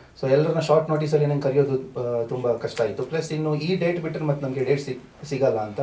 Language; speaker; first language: Kannada; non-native, local second language; Tulu